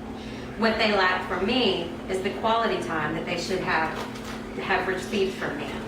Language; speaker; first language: English; native; English